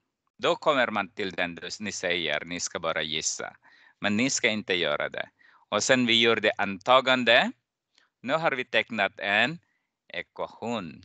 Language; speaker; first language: Swedish; non-native, fluent; Persian